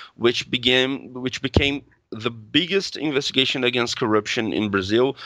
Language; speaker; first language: English; non-native, fluent; Portuguese